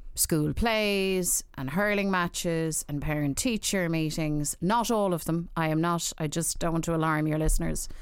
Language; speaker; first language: English; native; English